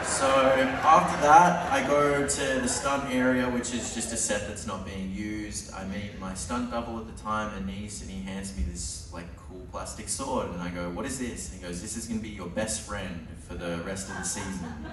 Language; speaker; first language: English; native; English